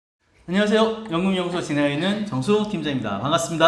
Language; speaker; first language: Korean; native; Korean